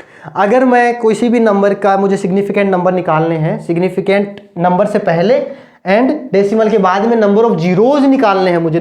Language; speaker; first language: Hindi; native; Hindi